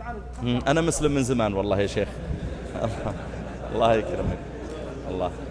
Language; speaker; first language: Arabic; native; Arabic